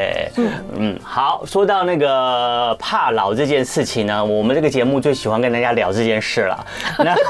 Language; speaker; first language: Chinese; native; Chinese